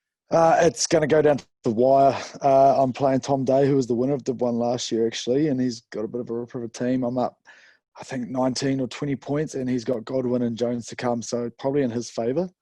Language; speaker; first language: English; native; English